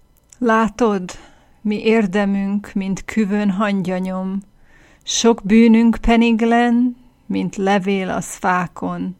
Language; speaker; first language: Hungarian; native; Hungarian